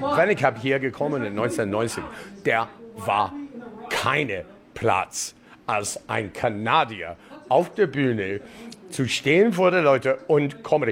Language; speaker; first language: German; non-native, learner; English